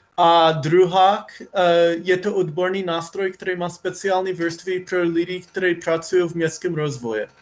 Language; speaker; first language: Czech; non-native, fluent; English